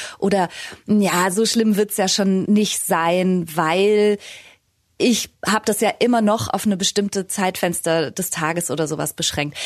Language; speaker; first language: German; native; German